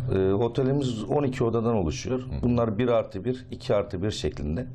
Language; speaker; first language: Turkish; native; Turkish